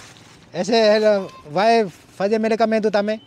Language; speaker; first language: Portuguese; non-native, learner; Vietnamese